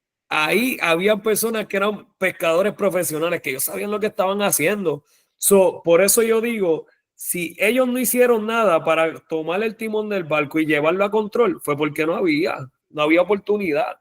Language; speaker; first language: Spanish; native; Spanish